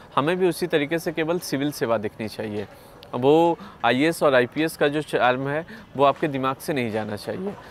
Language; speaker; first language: Hindi; native; Hindi